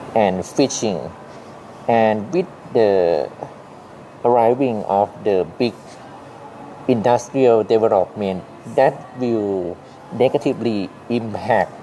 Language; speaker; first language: English; non-native, learner; Thai